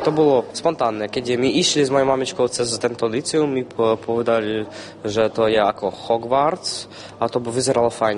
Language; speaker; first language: Slovak; non-native, learner; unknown